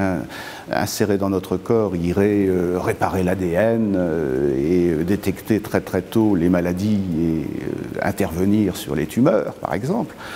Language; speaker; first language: French; native; French